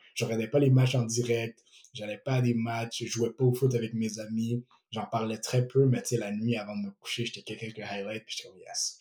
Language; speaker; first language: French; early bilingual, other home language; Ewe